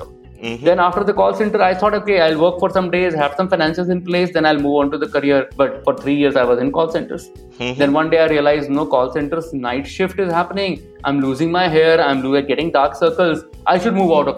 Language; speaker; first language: English; non-native, local second language; Hindi